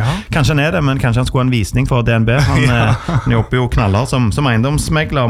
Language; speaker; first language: Norwegian; native; Norwegian